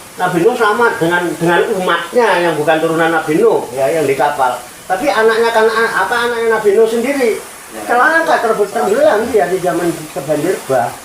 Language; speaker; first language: Indonesian; non-native, local second language; Javanese